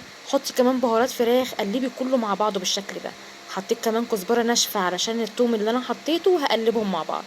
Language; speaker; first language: Arabic; native; Arabic